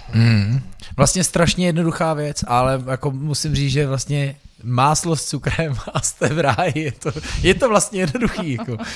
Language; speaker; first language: Czech; native; Czech